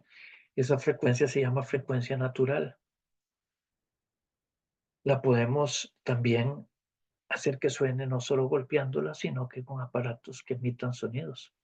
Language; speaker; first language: Spanish; native; Spanish